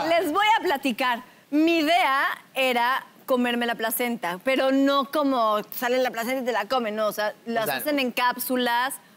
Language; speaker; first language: Spanish; native; Spanish